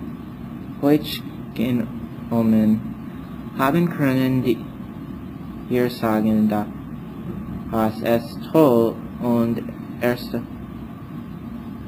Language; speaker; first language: German; non-native, learner; English